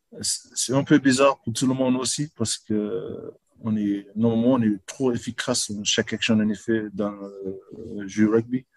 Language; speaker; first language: French; non-native, learner; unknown